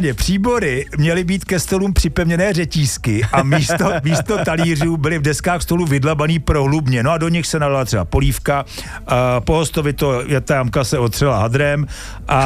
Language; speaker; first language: Czech; native; Czech